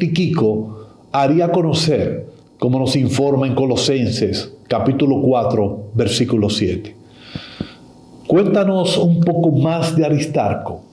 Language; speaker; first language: Spanish; native; Spanish